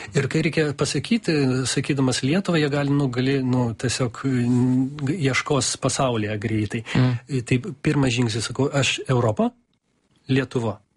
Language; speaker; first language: Lithuanian; non-native, local second language; Russian